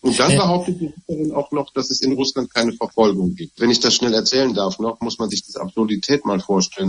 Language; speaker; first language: German; native; German